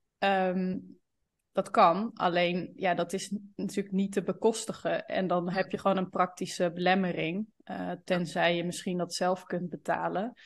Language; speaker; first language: Dutch; native; Dutch